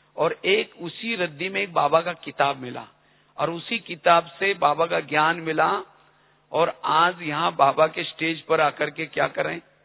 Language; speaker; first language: Hindi; non-native, local second language; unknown